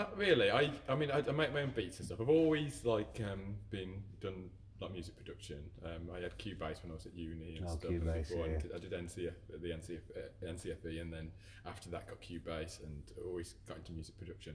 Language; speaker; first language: English; native; English